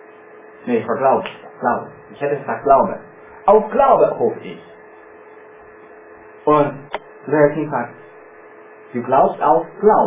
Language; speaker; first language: German; non-native, fluent; English